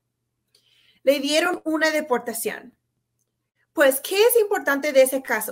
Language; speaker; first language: Spanish; non-native, fluent; English